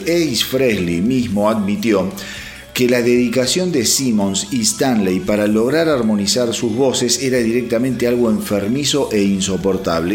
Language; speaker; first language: Spanish; native; Spanish